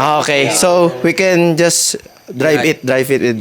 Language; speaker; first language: English; non-native, local second language; Filipino